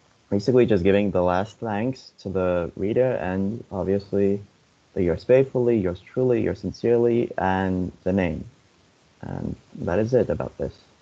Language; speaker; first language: English; non-native, fluent; Lithuanian